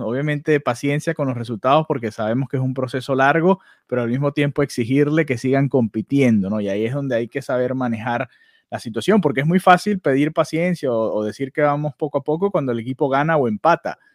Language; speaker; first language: Spanish; native; Spanish